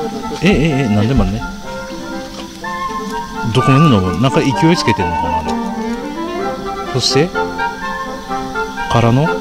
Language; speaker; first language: Japanese; native; Japanese